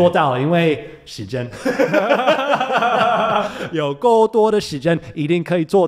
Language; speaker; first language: Chinese; non-native, fluent; English